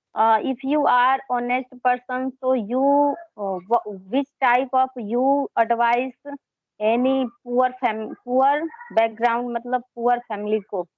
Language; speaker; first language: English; non-native, learner; Hindi